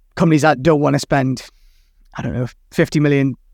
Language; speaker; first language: English; native; English